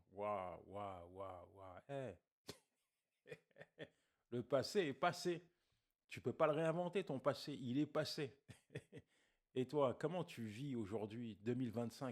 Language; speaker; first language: French; native; French